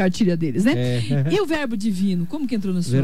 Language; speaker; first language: Portuguese; native; Portuguese